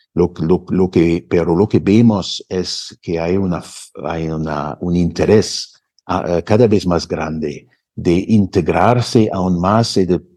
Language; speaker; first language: Spanish; non-native, fluent; German